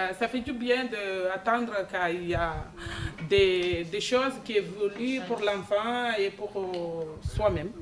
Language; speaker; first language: French; non-native, learner; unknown